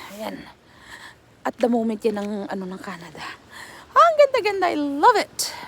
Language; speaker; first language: Filipino; native; Filipino